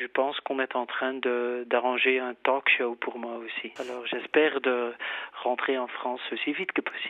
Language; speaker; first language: French; non-native, fluent; Dutch